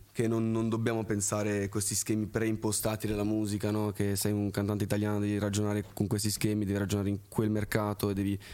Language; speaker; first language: Italian; early bilingual, other home language; French